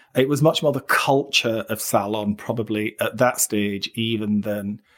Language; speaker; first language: English; native; English